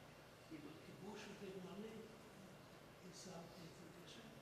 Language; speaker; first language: Hebrew; non-native, fluent; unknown